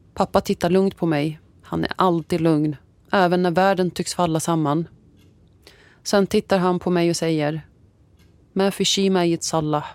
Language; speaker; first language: Swedish; early bilingual, other home language; Assyrian Neo-Aramaic